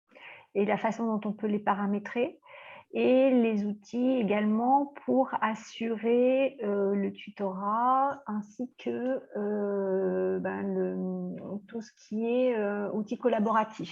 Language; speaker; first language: French; native; French